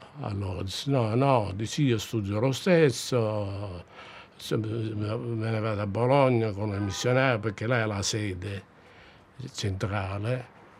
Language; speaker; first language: Italian; native; Italian